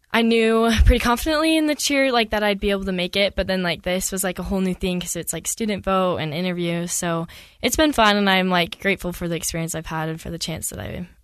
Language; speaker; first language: English; native; English